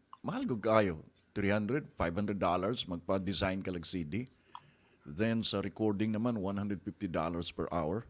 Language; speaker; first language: Filipino; non-native, local second language; Cebuano